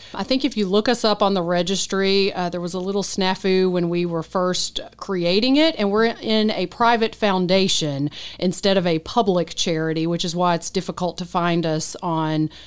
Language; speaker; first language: English; native; English